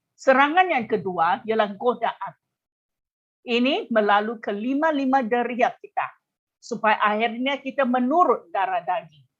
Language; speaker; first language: Malay; non-native, local second language; Chinese